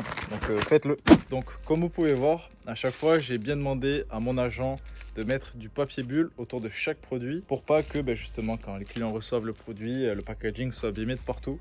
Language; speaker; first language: French; native; French